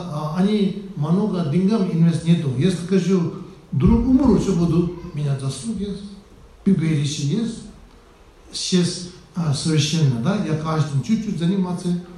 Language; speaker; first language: Russian; non-native, learner; Tibetan